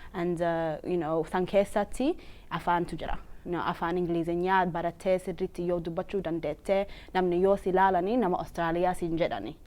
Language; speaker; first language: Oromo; early bilingual, heritage; Oromo